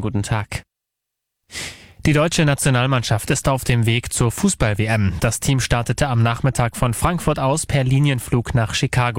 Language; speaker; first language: German; native; German